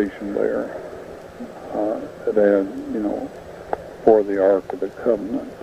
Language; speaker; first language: English; native; English